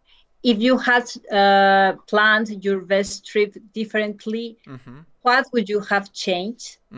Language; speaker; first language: English; non-native, learner; Spanish